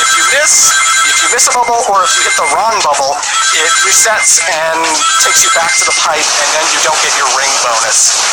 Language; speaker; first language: English; native; English